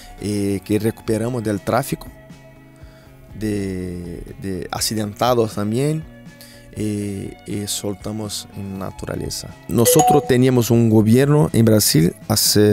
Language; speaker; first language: Spanish; non-native, fluent; Portuguese